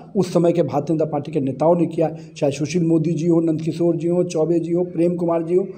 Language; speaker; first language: Hindi; native; Hindi